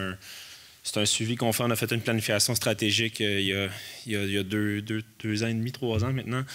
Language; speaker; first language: French; native; French